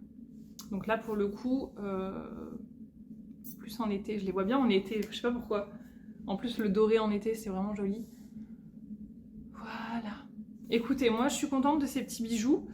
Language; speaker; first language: French; native; French